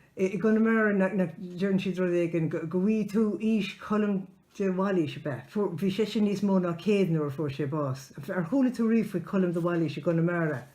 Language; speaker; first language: Irish; native; Irish